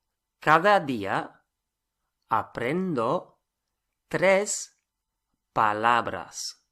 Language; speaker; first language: Spanish; non-native, fluent; English